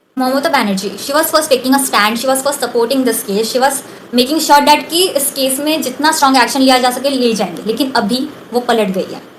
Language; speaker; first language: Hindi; non-native, local second language; Bangla